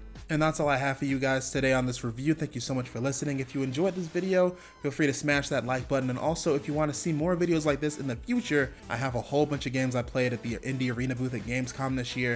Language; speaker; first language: English; native; English